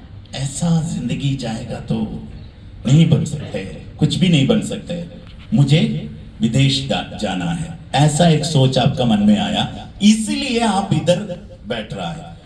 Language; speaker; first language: Hindi; non-native, learner; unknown